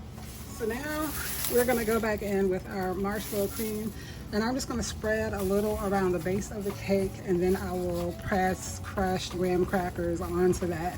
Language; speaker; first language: English; native; English